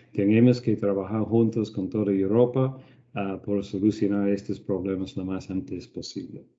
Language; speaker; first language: Spanish; non-native, fluent; English